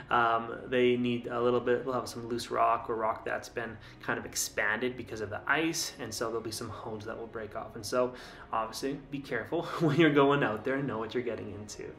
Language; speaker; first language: English; native; English